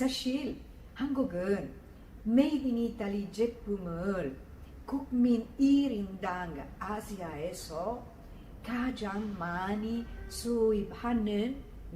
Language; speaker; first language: Korean; non-native, learner; Italian